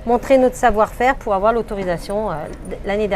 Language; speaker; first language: French; native; French